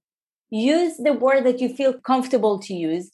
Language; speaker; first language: English; non-native, fluent; Hebrew